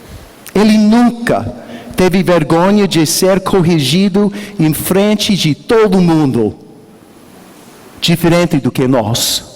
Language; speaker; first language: Portuguese; non-native, learner; English